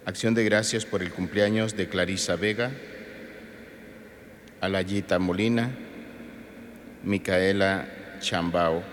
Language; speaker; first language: Spanish; native; Spanish